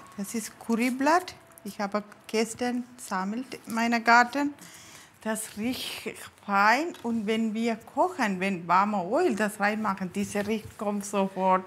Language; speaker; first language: German; non-native, learner; Tamil